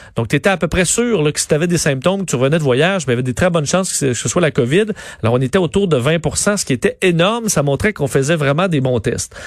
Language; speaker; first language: French; native; French